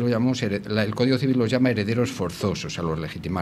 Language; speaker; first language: Spanish; native; Spanish